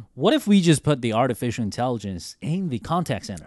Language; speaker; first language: English; non-native, fluent; Chinese